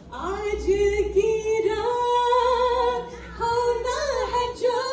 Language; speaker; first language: French; non-native, local second language; Morisyen